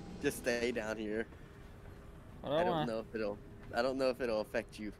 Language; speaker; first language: English; native; English